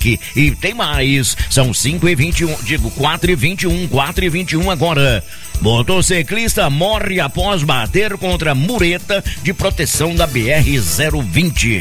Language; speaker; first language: Portuguese; native; Portuguese